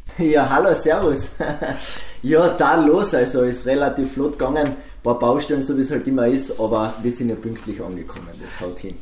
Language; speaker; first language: German; native; German